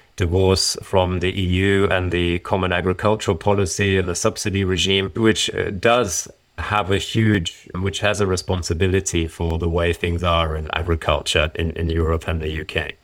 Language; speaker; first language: English; early bilingual, other home language; German